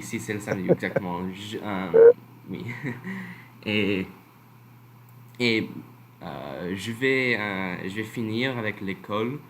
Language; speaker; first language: French; non-native, learner; English